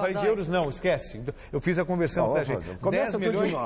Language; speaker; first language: Portuguese; native; Portuguese